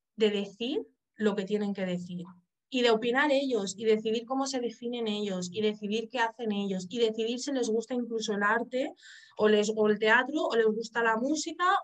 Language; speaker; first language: Spanish; native; Spanish